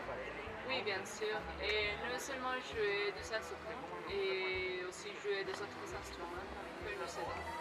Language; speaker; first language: French; non-native, learner; Spanish